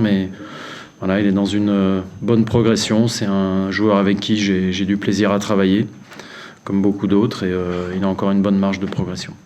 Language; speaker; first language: French; native; French